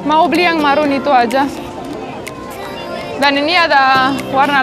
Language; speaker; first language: Indonesian; non-native, fluent; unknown